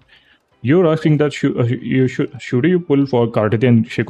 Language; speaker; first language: English; non-native, local second language; Hindi